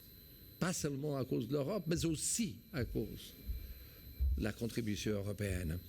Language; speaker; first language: French; non-native, fluent; Portuguese